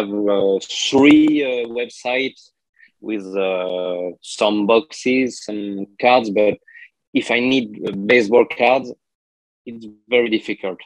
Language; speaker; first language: English; non-native, learner; French